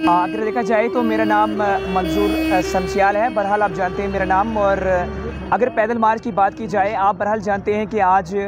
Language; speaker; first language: Hindi; native; Hindi